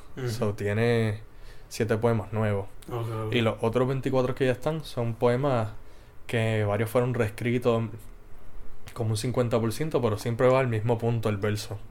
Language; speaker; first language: Spanish; native; Spanish